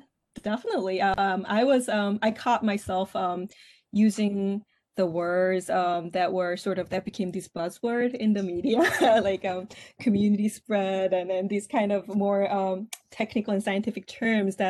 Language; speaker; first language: English; non-native, fluent; Korean